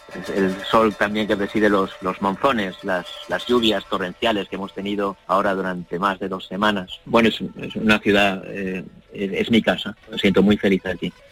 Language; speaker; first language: Spanish; native; Spanish